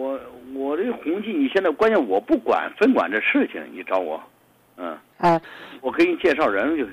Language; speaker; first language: Chinese; native; Chinese